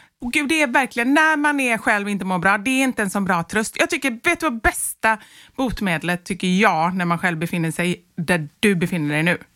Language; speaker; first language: Swedish; native; Swedish